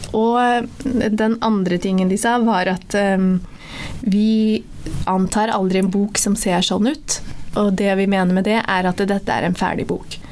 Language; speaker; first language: Norwegian; early bilingual, other home language; Somali